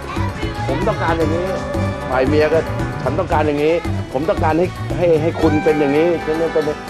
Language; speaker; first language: Thai; native; Thai